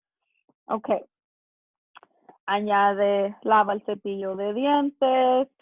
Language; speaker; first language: Spanish; non-native, fluent; English